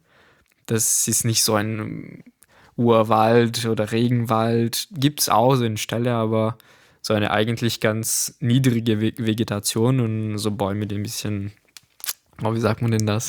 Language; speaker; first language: German; non-native, fluent; Portuguese